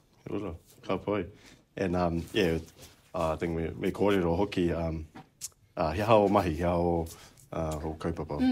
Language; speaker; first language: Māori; non-native, local second language; English